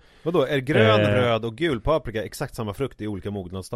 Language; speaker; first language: Swedish; native; Swedish